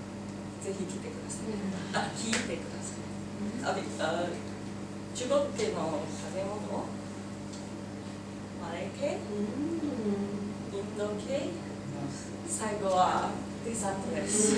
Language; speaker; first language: Japanese; non-native, learner; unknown